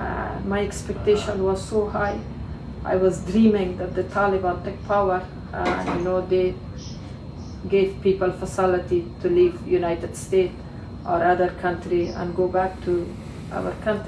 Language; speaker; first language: English; non-native, learner; Persian